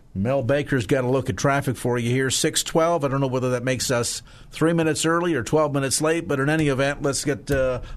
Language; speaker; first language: English; native; English